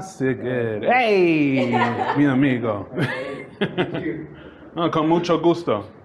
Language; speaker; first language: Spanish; non-native, learner; English